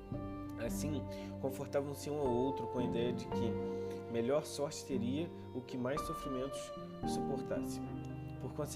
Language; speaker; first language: Portuguese; native; Portuguese